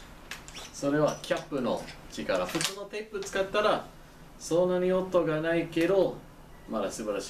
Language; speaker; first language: Japanese; non-native, learner; English